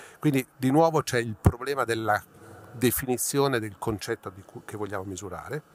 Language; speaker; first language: Italian; native; Italian